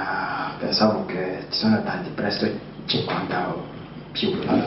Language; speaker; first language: Italian; non-native, learner; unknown